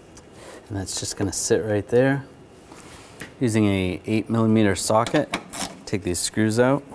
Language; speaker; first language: English; native; English